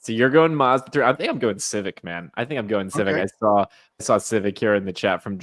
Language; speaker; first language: English; native; English